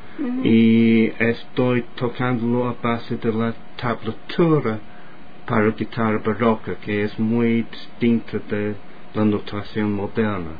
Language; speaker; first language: Spanish; non-native, fluent; English